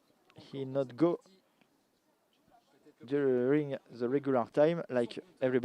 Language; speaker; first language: English; non-native, learner; French